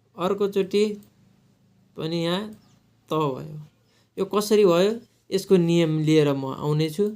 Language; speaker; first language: Nepali; native; Nepali